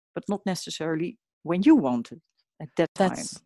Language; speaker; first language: English; non-native, fluent; Dutch